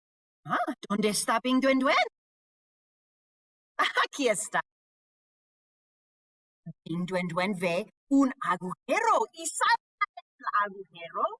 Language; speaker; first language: Spanish; non-native, learner; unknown